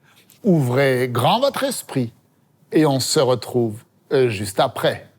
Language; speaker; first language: French; native; French